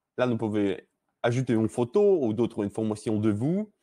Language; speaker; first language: French; non-native, learner; Russian